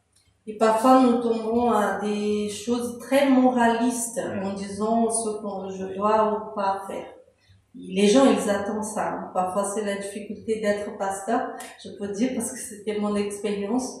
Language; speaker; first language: French; non-native, fluent; Portuguese